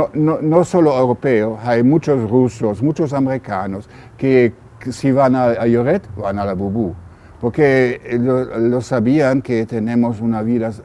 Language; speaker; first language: Spanish; non-native, learner; German